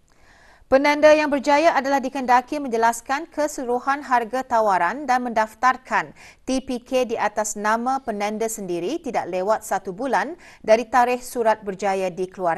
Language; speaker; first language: Malay; native; Malay